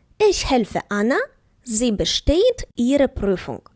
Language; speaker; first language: German; non-native, fluent; Ukrainian